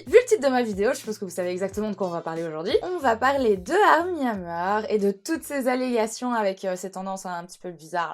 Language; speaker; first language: French; native; French